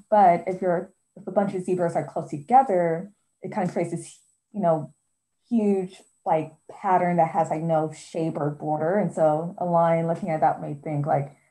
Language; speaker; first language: English; native; English